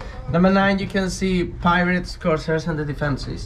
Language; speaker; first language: English; non-native, fluent; Spanish